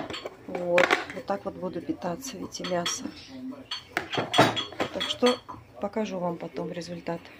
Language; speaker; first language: Russian; native; Russian